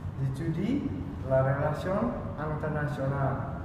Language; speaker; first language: French; non-native, learner; Indonesian